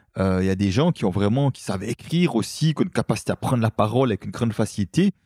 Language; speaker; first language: French; native; French